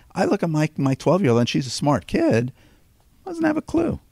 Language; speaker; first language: English; native; English